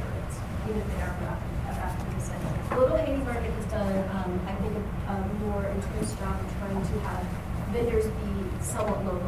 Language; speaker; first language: English; native; English